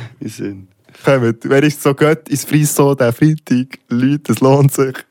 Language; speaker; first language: German; native; German